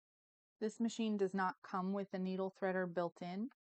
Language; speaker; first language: English; native; English